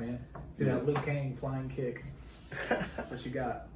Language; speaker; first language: English; native; English